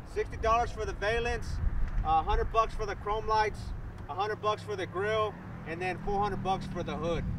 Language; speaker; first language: English; early bilingual, other home language; Spanish